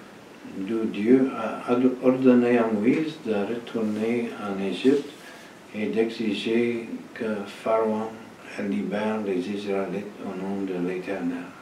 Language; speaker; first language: French; non-native, learner; English